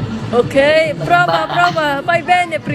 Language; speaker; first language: Italian; non-native, fluent; Filipino